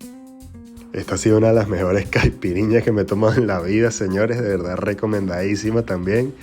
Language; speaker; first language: Spanish; native; Spanish